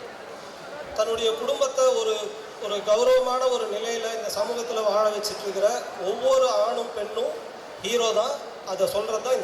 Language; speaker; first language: Tamil; native; Tamil